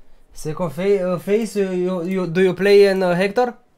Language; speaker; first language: English; non-native, learner; Romanian